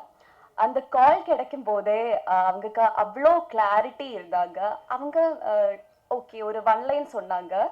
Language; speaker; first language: Tamil; non-native, fluent; Malayalam